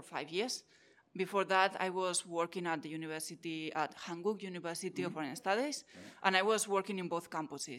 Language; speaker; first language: English; non-native, fluent; Catalan